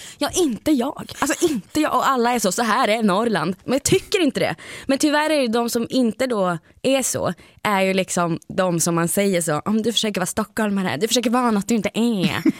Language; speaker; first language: Swedish; native; Swedish